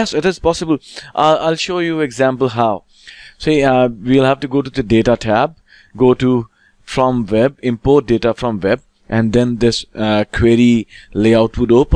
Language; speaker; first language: English; non-native, local second language; Hindi